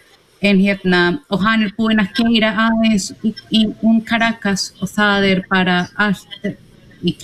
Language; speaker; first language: Icelandic; non-native, fluent; Spanish